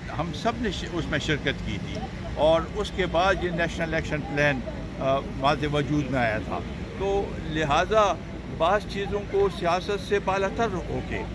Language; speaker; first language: Urdu; non-native, local second language; Pashto